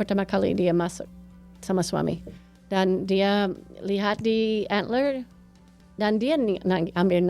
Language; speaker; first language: Indonesian; non-native, fluent; English